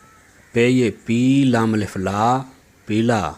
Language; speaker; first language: Urdu; native; Urdu